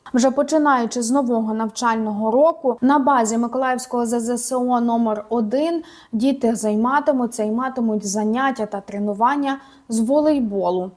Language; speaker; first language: Ukrainian; native; Ukrainian